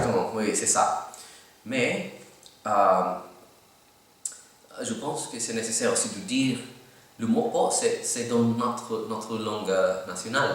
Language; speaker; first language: French; non-native, learner; Filipino